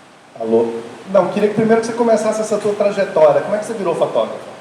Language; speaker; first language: Portuguese; native; Portuguese